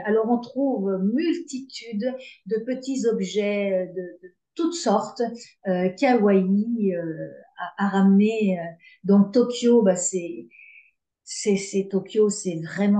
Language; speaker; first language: French; native; French